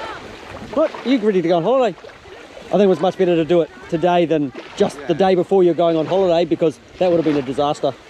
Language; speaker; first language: English; native; English